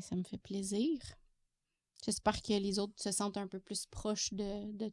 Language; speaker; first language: French; native; French